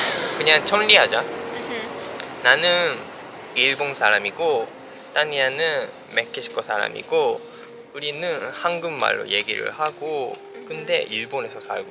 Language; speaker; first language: Korean; non-native, fluent; Japanese